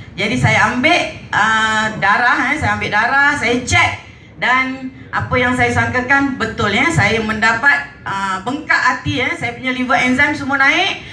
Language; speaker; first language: Malay; native; Malay